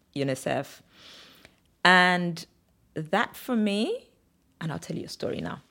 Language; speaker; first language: English; non-native, local second language; Bemba